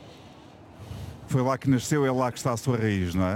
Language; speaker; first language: Portuguese; native; Portuguese